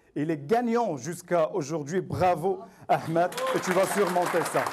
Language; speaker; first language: French; non-native, local second language; Arabic